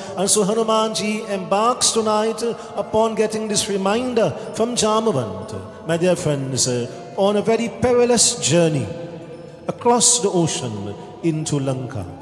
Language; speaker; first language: English; native; English